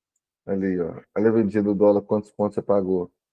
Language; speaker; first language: Portuguese; native; Portuguese